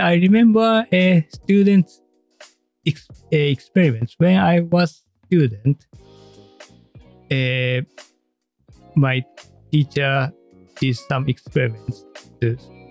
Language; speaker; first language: English; non-native, learner; Japanese